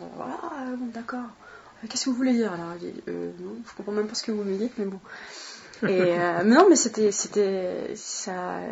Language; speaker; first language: French; non-native, fluent; Swedish